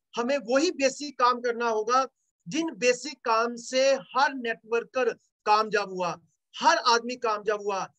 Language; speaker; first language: Hindi; native; Hindi